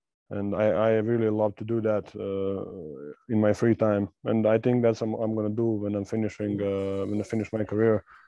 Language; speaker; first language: English; non-native, fluent; Serbian